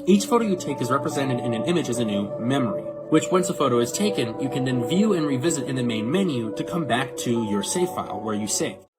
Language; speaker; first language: English; native; English